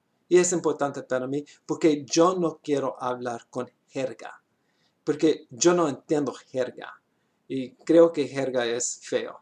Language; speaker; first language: Spanish; non-native, learner; English